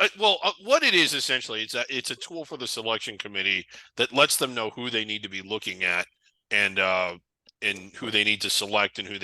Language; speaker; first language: English; native; English